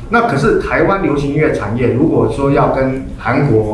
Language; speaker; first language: Chinese; native; Chinese